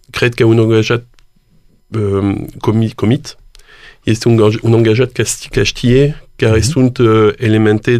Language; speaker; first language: Romanian; non-native, learner; French